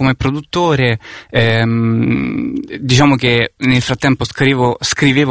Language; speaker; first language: Italian; native; Italian